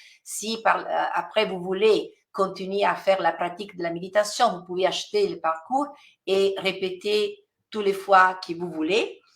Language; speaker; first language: French; non-native, fluent; Italian